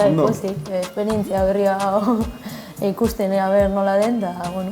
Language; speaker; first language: Basque; non-native, local second language; Spanish